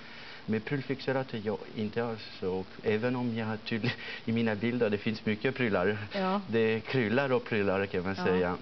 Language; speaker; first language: Swedish; non-native, fluent; French